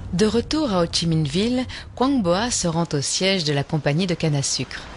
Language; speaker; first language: French; native; French